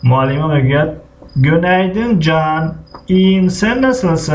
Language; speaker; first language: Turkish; non-native, fluent; Tajik